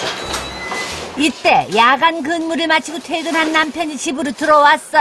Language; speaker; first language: Korean; native; Korean